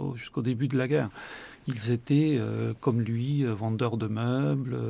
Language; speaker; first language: French; early bilingual, other home language; Spanish